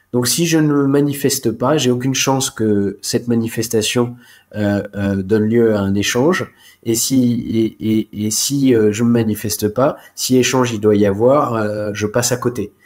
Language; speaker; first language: French; native; French